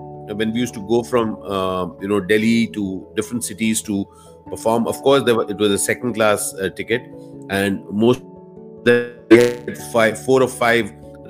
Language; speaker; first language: English; non-native, local second language; Hindi